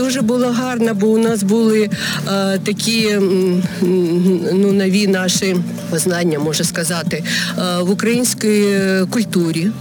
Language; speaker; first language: Ukrainian; non-native, local second language; Russian